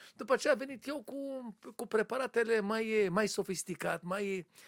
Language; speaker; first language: Romanian; non-native, learner; Hebrew